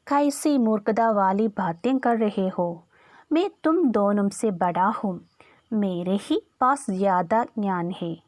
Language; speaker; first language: Hindi; non-native, local second language; Malayalam